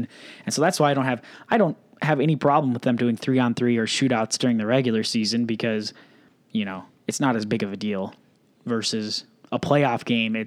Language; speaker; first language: English; native; English